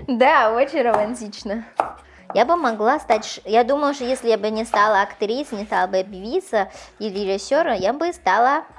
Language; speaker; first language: Russian; non-native, fluent; Chinese